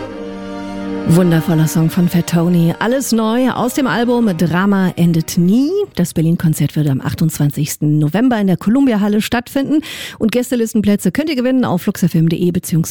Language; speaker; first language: German; native; German